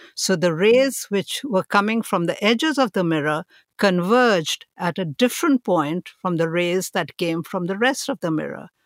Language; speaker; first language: English; non-native, local second language; Hindi